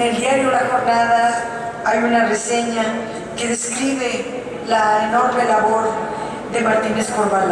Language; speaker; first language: Spanish; native; Spanish